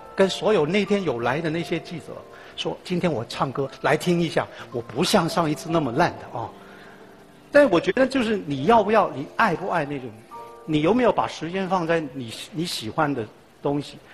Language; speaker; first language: Chinese; non-native, fluent; Cantonese